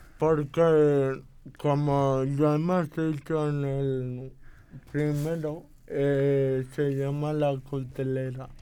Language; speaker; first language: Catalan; non-native, local second language; Spanish